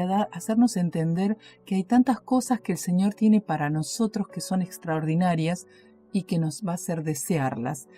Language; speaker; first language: Spanish; native; Spanish